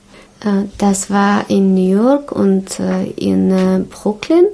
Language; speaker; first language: German; non-native, learner; Russian